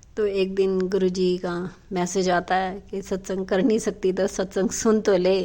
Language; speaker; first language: Hindi; native; Hindi